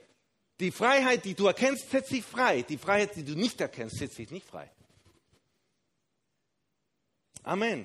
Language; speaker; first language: German; non-native, fluent; Spanish